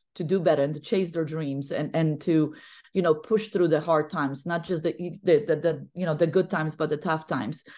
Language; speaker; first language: English; non-native, fluent; Polish